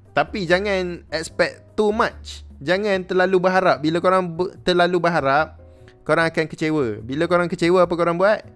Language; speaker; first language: Malay; native; Malay